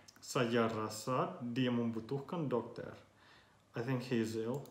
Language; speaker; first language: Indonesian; non-native, learner; Finnish